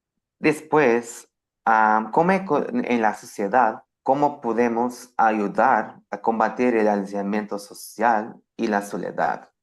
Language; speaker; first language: Spanish; non-native, fluent; Portuguese